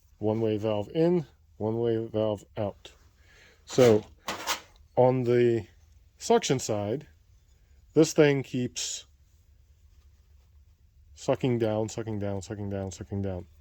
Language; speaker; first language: English; native; English